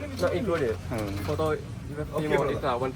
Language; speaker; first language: English; non-native, learner; Thai